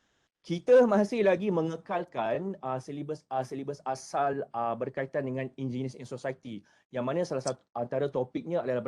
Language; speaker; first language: Malay; native; Malay